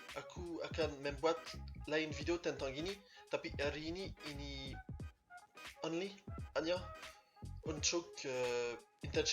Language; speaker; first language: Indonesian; non-native, learner; French